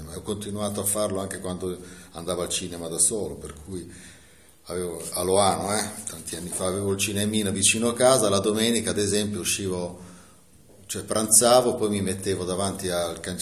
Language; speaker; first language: Italian; native; Italian